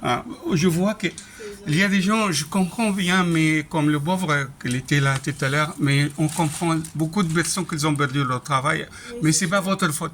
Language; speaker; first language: French; non-native, fluent; Arabic